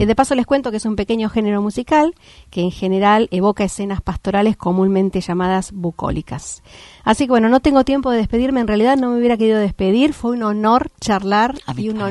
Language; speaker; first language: Spanish; native; Spanish